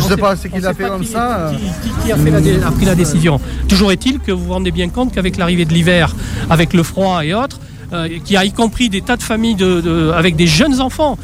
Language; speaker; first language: French; native; French